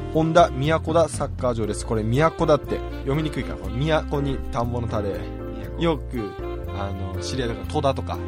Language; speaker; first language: Japanese; native; Japanese